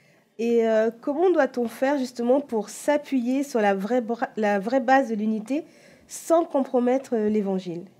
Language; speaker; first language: French; native; French